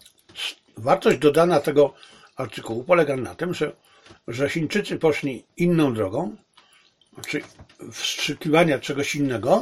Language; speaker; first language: Polish; native; Polish